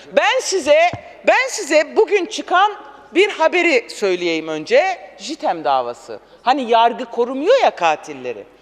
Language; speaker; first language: Turkish; non-native, local second language; Kurdish